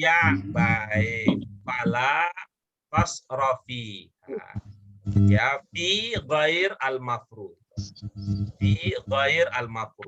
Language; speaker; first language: Arabic; non-native, fluent; Indonesian